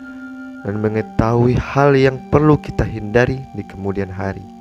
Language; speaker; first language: Indonesian; native; Indonesian